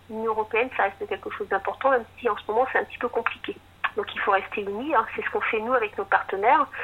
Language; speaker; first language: French; native; French